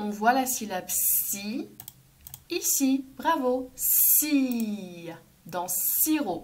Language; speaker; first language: French; native; French